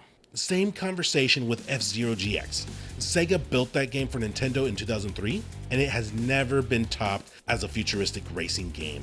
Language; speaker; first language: English; native; English